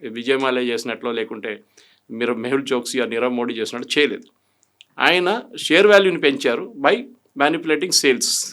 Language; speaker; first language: Telugu; non-native, fluent; Malayalam